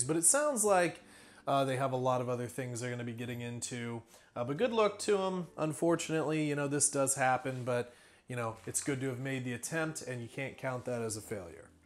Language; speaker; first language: English; native; English